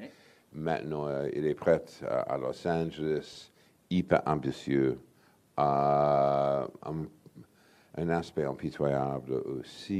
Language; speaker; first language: French; non-native, fluent; English